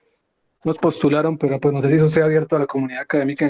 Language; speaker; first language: Spanish; native; Spanish